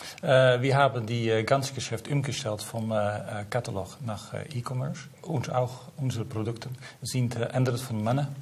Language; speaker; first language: German; non-native, learner; Dutch